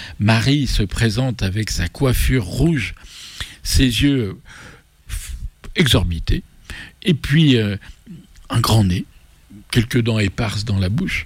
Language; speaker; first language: French; native; French